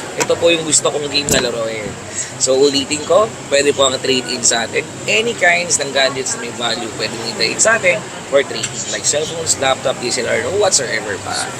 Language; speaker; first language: Filipino; native; Filipino